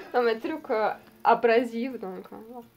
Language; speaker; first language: French; non-native, learner; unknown